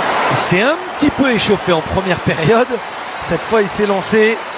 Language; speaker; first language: French; native; French